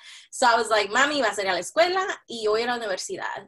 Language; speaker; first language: Spanish; early bilingual, heritage; Spanish